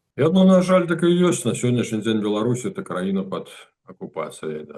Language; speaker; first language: Belarusian; non-native, local second language; Russian